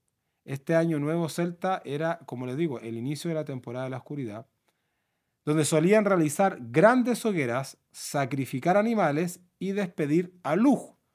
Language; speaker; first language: Spanish; native; Spanish